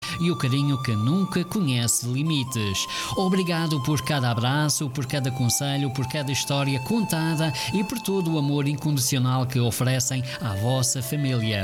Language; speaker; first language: Portuguese; native; Portuguese